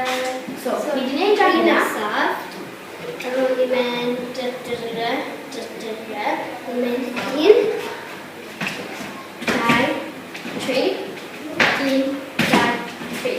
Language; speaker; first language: Welsh; non-native, local second language; English